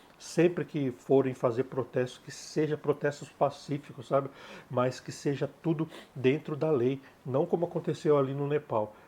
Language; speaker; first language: Portuguese; native; Portuguese